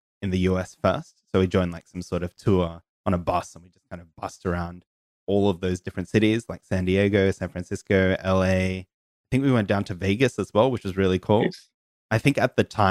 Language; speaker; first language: English; native; English